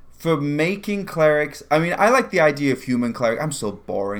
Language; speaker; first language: English; native; English